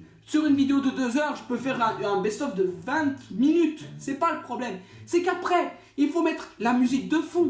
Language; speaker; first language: French; native; French